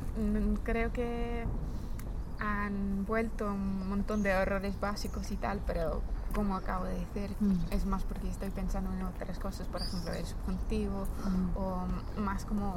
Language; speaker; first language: Spanish; non-native, fluent; English